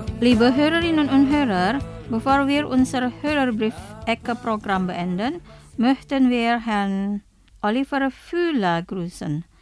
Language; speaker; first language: German; non-native, fluent; Indonesian